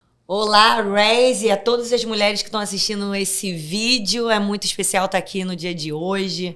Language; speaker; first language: Portuguese; native; Portuguese